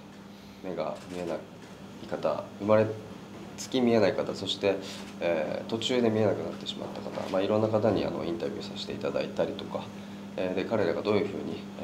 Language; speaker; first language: Japanese; native; Japanese